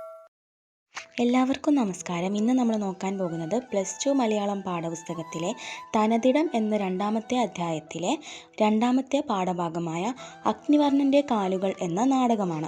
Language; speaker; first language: Malayalam; native; Malayalam